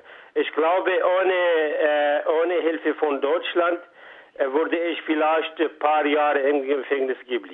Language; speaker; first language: German; non-native, fluent; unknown